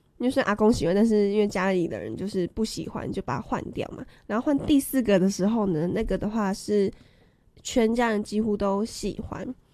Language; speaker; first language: Chinese; native; Chinese